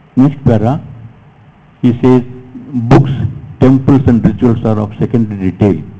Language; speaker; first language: English; non-native, local second language; Kannada